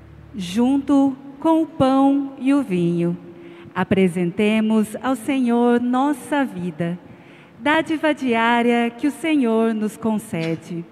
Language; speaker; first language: Portuguese; native; Portuguese